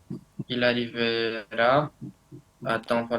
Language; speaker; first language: French; non-native, learner; Romanian